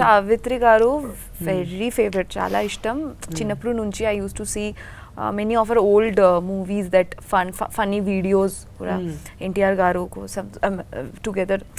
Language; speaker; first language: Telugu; non-native, learner; Bangla